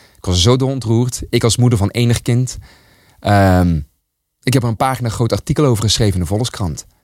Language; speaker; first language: Dutch; early bilingual, other home language; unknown